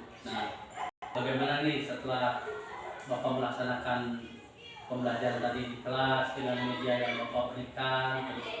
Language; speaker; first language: Indonesian; native; Indonesian